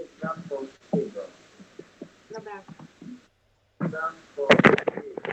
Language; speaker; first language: Polish; non-native, learner; English